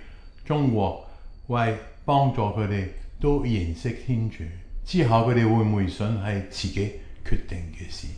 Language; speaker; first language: Chinese; non-native, fluent; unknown